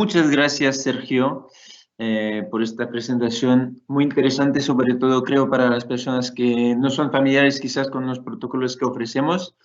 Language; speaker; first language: Spanish; non-native, fluent; Portuguese